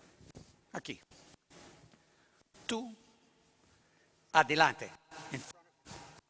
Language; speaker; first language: Spanish; non-native, learner; English